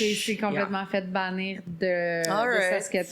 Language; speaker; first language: French; native; French